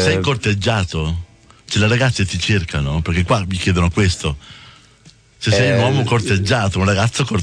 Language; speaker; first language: Italian; native; Italian